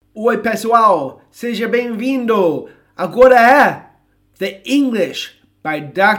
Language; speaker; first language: Portuguese; non-native, fluent; English